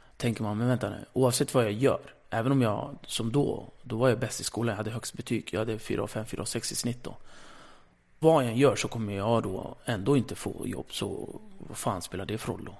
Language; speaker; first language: Swedish; early bilingual, other home language; Kurdish